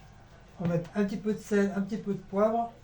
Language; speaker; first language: French; native; French